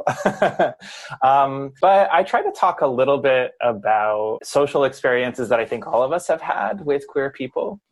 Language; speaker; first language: English; native; English